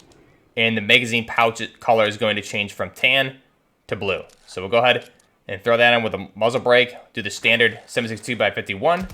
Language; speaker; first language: English; native; English